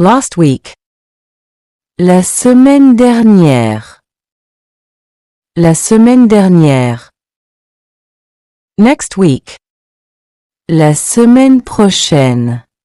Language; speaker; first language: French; non-native, fluent; English